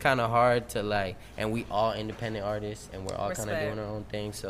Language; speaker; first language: English; early bilingual, other home language; Spanish